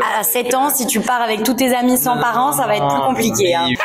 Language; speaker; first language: French; native; French